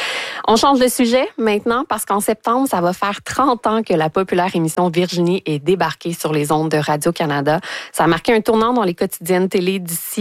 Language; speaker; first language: French; native; French